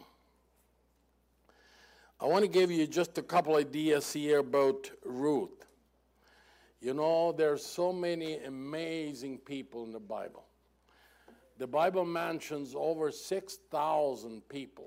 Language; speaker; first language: English; non-native, fluent; German